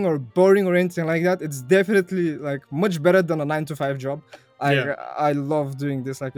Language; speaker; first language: English; non-native, fluent; Bulgarian